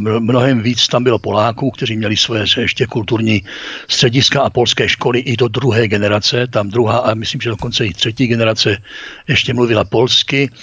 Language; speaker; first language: Czech; native; Czech